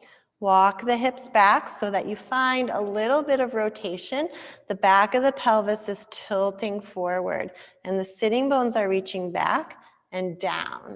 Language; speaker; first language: English; native; English